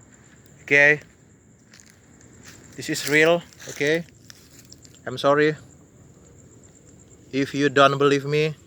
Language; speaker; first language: English; non-native, learner; Indonesian